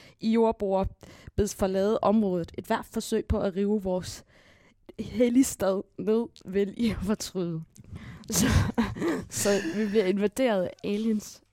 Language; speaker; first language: Danish; early bilingual, other home language; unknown